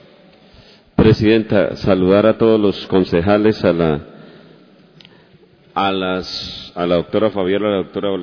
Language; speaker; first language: Spanish; native; Spanish